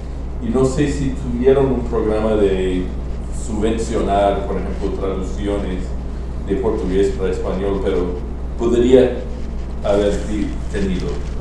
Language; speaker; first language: Spanish; non-native, fluent; Portuguese